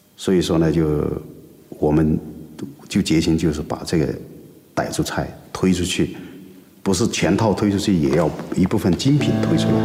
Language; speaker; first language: Chinese; non-native, local second language; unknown